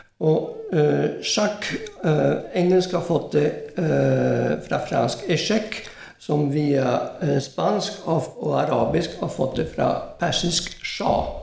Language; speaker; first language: Norwegian; non-native, fluent; French